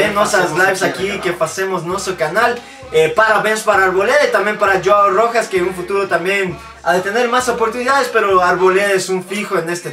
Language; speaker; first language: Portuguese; non-native, learner; Spanish